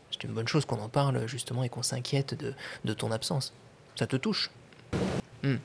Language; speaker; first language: French; native; French